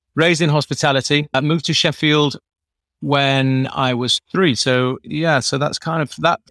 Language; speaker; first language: English; native; English